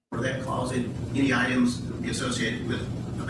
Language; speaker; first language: English; native; English